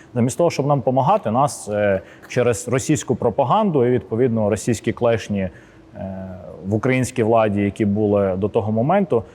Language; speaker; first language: Ukrainian; native; Ukrainian